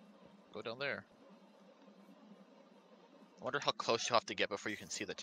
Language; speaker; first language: English; native; English